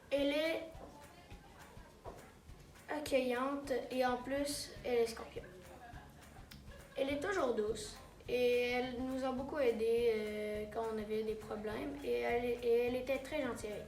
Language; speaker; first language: French; native; French